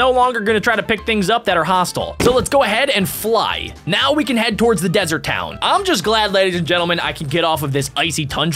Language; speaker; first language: English; native; English